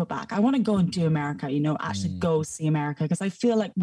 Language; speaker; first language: English; native; English